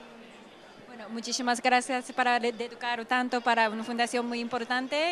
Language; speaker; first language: Spanish; non-native, learner; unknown